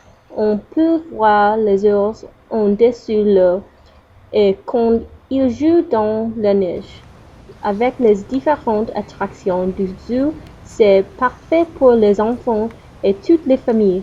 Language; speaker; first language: French; non-native, learner; English